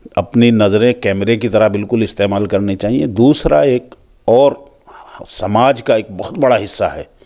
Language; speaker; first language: Hindi; native; Hindi